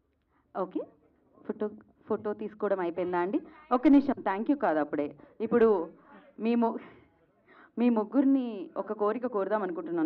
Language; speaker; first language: Telugu; native; Telugu